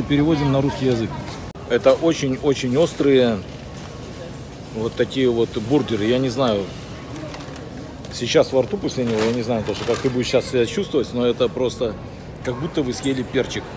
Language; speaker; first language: Russian; native; Russian